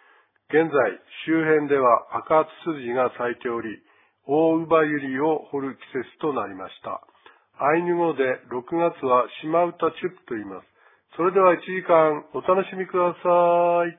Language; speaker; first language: Japanese; native; Japanese